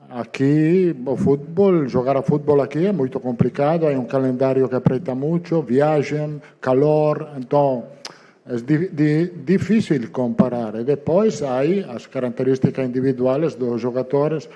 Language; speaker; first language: Portuguese; non-native, learner; Italian